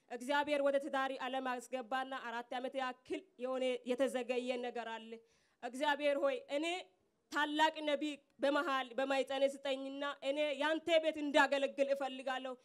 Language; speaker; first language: Amharic; non-native, local second language; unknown